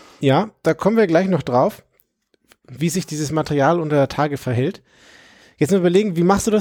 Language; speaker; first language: German; native; German